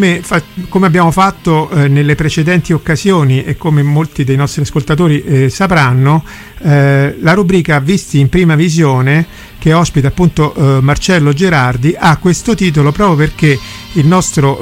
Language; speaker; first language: Italian; native; Italian